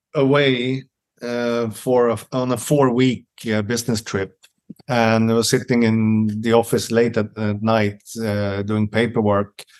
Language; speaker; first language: English; non-native, fluent; Swedish